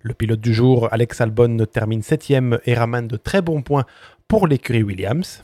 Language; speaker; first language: French; native; French